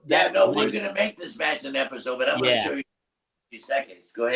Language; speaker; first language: English; native; English